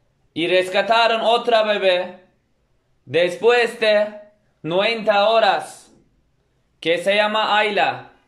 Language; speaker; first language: Spanish; non-native, fluent; Turkish